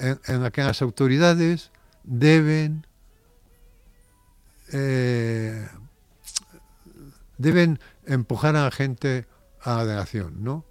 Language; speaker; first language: Spanish; native; Spanish